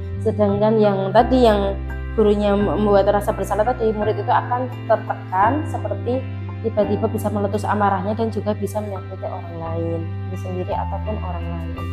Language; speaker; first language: Indonesian; native; Indonesian